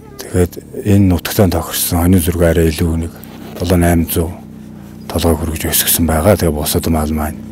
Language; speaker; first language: Mongolian; native; Mongolian